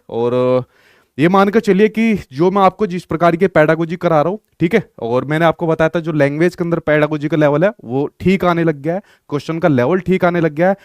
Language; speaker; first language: Hindi; native; Hindi